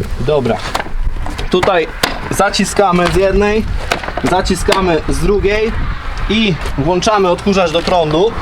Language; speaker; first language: Polish; native; Polish